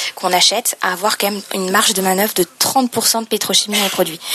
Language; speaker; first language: French; native; French